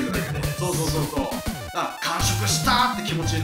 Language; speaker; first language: Japanese; native; Japanese